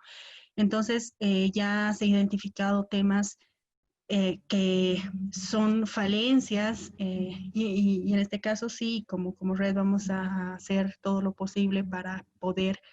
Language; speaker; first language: Spanish; native; Spanish